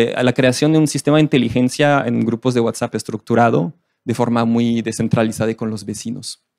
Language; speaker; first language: Spanish; non-native, fluent; French